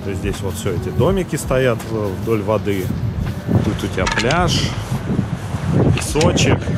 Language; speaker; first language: Russian; native; Russian